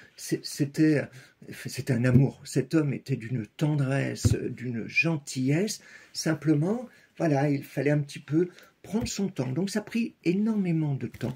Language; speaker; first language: French; native; French